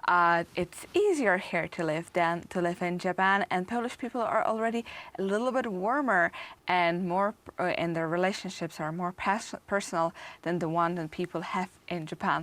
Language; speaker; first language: English; non-native, fluent; Polish